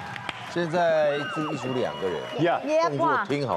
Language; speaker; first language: Chinese; native; Chinese